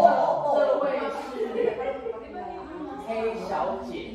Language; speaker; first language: Chinese; non-native, learner; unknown